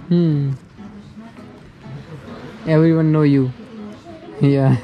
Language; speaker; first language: English; non-native, local second language; Hindi